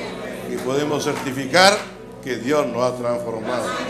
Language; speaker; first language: Spanish; native; Spanish